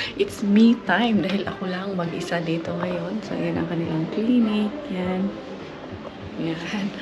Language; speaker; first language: Filipino; non-native, local second language; Cebuano